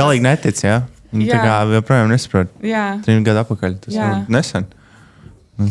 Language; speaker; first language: Latvian; native; Latvian